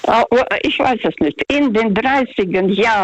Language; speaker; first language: German; non-native, fluent; Russian